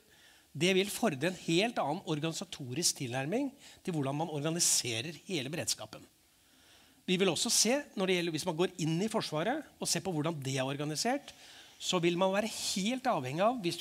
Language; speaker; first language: Norwegian; native; Norwegian